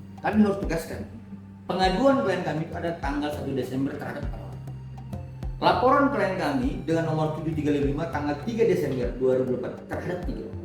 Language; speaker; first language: Indonesian; native; Indonesian